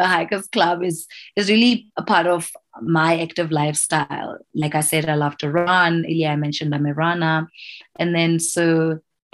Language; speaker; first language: English; non-native, local second language; Southern Sotho